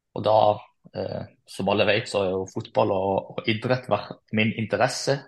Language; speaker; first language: Norwegian; native; Norwegian